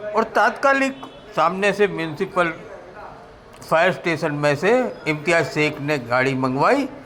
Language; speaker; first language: Hindi; non-native, local second language; Gujarati